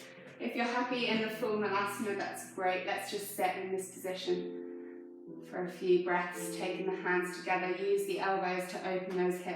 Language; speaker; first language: English; native; English